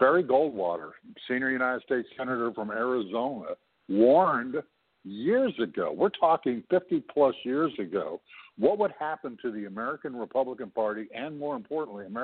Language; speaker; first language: English; native; English